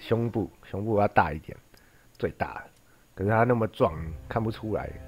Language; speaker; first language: Chinese; native; Chinese